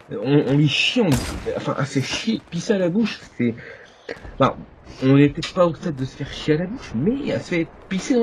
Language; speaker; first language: French; native; French